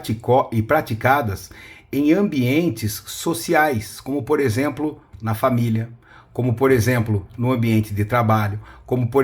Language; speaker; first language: Portuguese; native; Portuguese